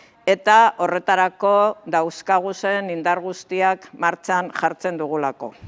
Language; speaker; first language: Basque; native; Basque